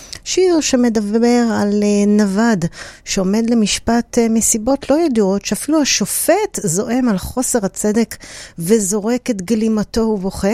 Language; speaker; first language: Hebrew; native; Hebrew